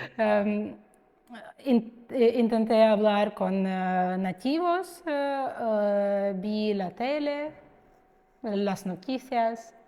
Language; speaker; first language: Spanish; non-native, fluent; Russian